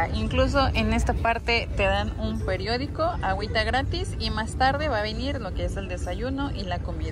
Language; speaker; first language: Spanish; native; Spanish